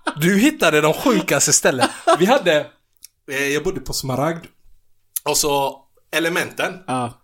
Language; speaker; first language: Swedish; early bilingual, other home language; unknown